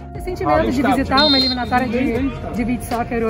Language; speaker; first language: Portuguese; native; Portuguese